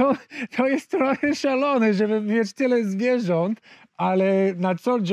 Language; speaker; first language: Polish; non-native, learner; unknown